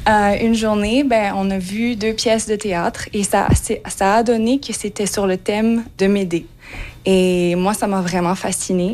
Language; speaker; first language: French; native; French